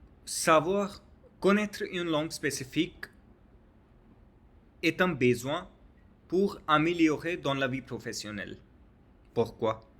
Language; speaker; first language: French; non-native, learner; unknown